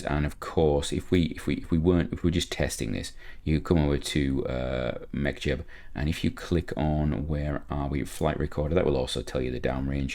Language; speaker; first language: English; native; English